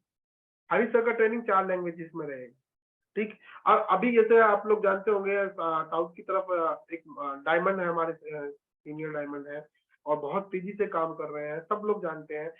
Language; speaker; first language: Hindi; native; Hindi